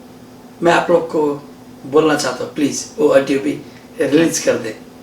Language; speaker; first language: Hindi; non-native, learner; Nepali